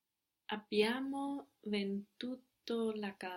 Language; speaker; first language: Italian; non-native, learner; English